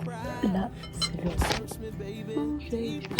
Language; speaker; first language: French; native; French